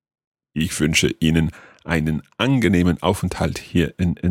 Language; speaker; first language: German; non-native, fluent; English